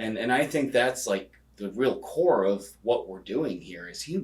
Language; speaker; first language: English; native; English